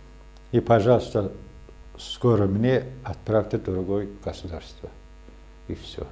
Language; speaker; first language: Russian; non-native, local second language; Azerbaijani